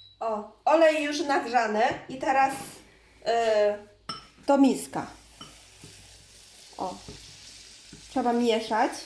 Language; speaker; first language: Polish; non-native, learner; Chinese